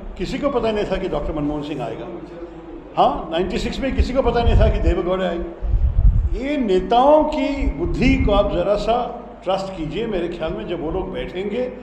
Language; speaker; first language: Hindi; non-native, local second language; Malayalam